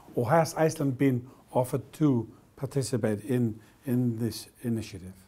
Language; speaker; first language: English; non-native, fluent; Icelandic